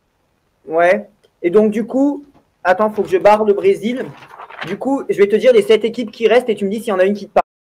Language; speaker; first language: French; native; French